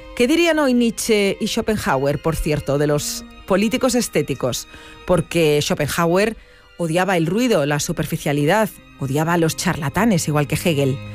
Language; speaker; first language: Spanish; native; Spanish